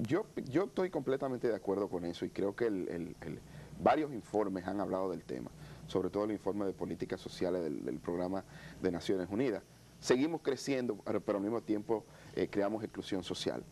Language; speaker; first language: Spanish; native; Spanish